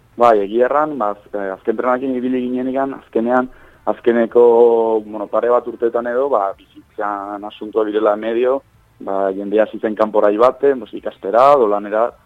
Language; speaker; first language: Basque; native; Basque